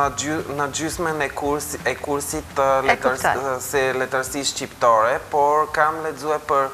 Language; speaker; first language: Albanian; non-native, fluent; Bulgarian